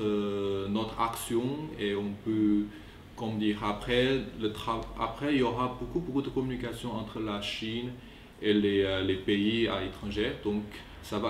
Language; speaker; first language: French; non-native, fluent; Chinese